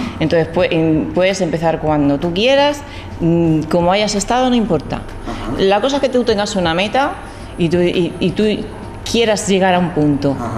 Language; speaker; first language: Spanish; native; Spanish